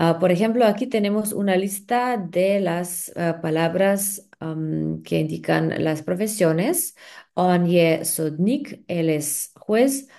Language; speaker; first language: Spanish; non-native, fluent; Slovenian